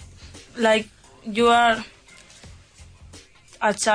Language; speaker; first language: English; non-native, learner; Spanish